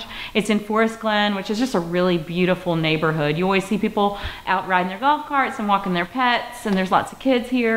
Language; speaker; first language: English; native; English